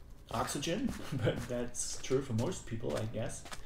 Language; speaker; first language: English; non-native, fluent; German